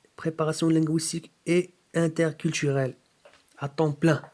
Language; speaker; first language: French; non-native, local second language; Arabic